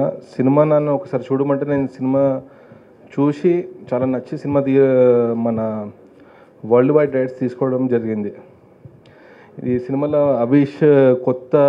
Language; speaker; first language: Telugu; native; Telugu